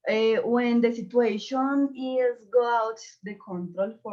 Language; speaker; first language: English; non-native, learner; Spanish